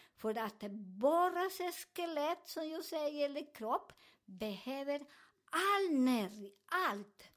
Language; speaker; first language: Swedish; non-native, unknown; Spanish